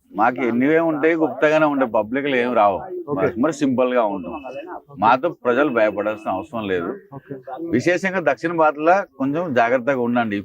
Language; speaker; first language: Telugu; native; Telugu